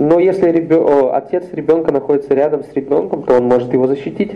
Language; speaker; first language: Russian; native; Russian